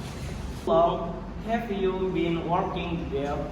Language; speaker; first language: English; non-native, learner; Indonesian